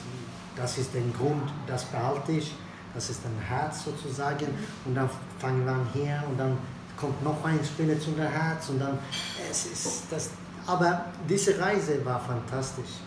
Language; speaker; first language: German; non-native, fluent; Swedish